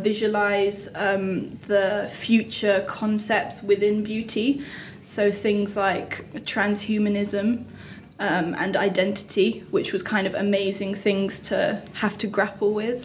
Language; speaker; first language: English; native; English